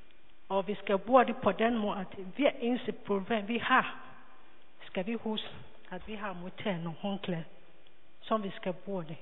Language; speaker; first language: Danish; non-native, learner; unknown